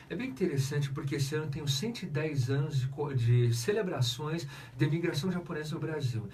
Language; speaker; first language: Portuguese; native; Portuguese